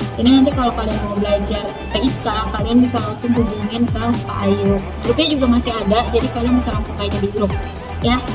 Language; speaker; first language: Indonesian; native; Indonesian